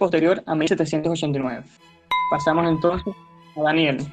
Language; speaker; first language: Spanish; native; Spanish